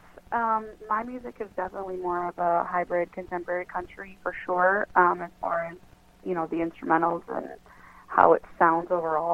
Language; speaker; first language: English; native; English